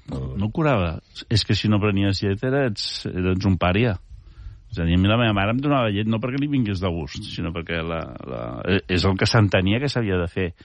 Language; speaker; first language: Catalan; early bilingual, heritage; Catalan